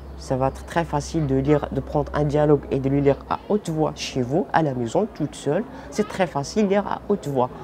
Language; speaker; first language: French; non-native, local second language; Arabic